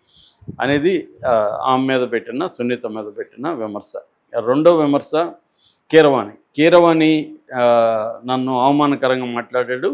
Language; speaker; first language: Telugu; native; Telugu